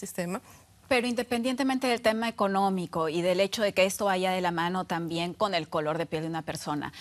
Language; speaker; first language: Spanish; native; Spanish